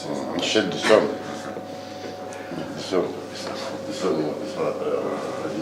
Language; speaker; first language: Macedonian; non-native, learner; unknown